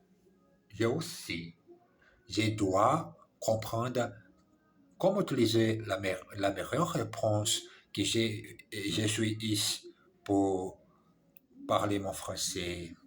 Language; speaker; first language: French; non-native, learner; English